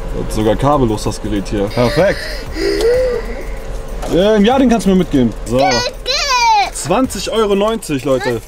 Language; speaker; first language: German; native; German